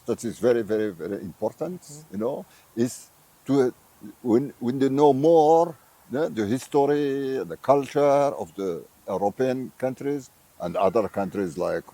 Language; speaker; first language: English; non-native, fluent; Arabic